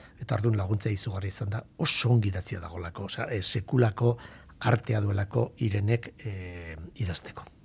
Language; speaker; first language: Basque; non-native, local second language; Spanish